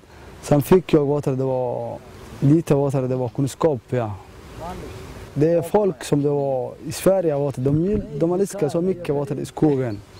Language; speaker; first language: Swedish; non-native, learner; Somali